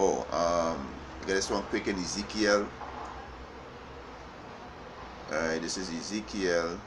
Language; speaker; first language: English; native; English